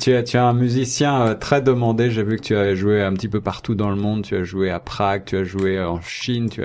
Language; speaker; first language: French; native; French